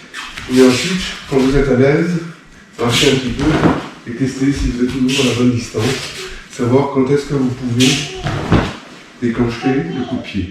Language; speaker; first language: French; native; French